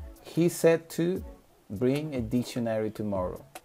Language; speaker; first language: English; non-native, fluent; Spanish